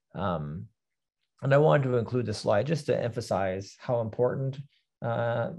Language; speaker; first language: English; native; English